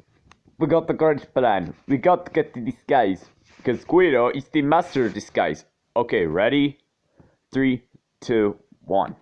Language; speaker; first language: English; native; English